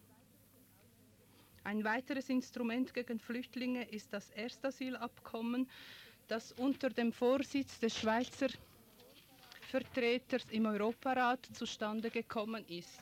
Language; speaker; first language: German; native; German